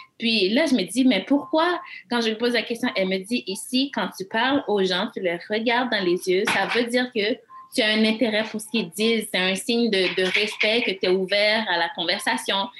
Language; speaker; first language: French; early bilingual, other home language; Haitian Creole